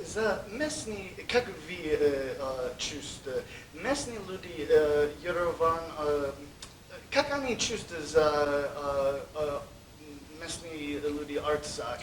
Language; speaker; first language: Russian; non-native, learner; English